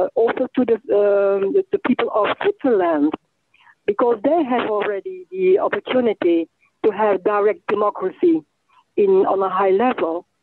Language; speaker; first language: English; non-native, fluent; Dutch